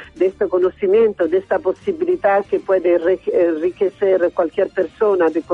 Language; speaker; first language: Spanish; non-native, learner; Italian